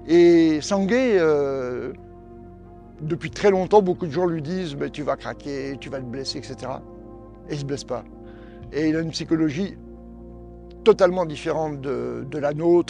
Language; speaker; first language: French; native; French